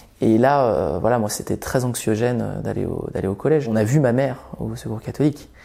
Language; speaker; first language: French; early bilingual, other home language; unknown